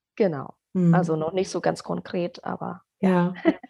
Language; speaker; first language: German; non-native, fluent; Indonesian